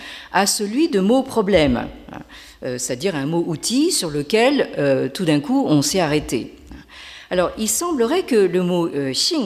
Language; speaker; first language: French; native; French